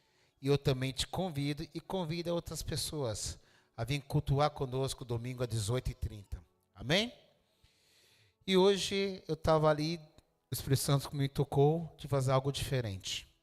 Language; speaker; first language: Portuguese; native; Portuguese